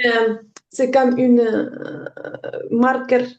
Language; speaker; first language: French; non-native, learner; Ukrainian